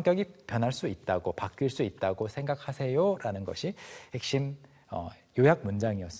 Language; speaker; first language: Korean; native; Korean